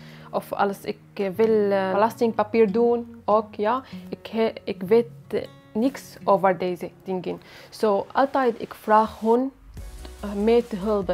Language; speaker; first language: Dutch; non-native, learner; Arabic